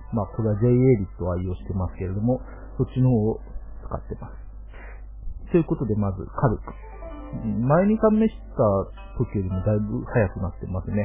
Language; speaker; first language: Japanese; native; Japanese